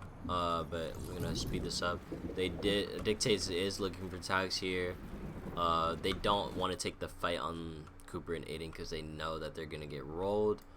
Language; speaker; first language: English; native; English